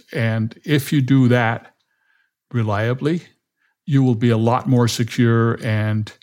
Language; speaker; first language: English; non-native, fluent; Danish